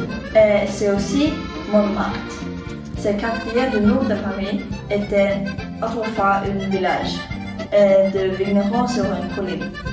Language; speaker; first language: French; non-native, learner; Norwegian